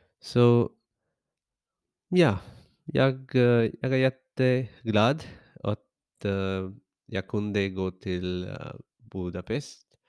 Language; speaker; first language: Swedish; non-native, learner; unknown